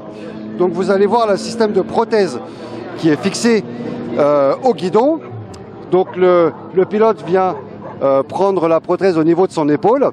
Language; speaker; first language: French; native; French